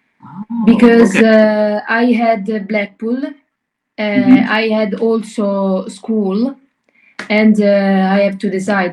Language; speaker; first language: English; non-native, learner; Italian